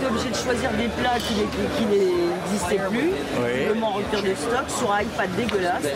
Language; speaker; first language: French; native; French